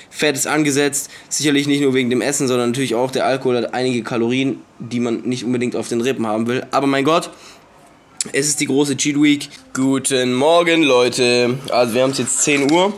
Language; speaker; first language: German; native; German